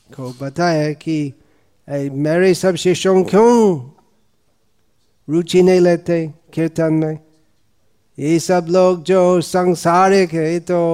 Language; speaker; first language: Hindi; non-native, fluent; English